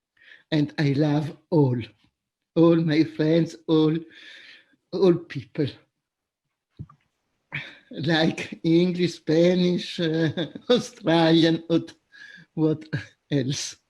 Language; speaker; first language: English; non-native, fluent; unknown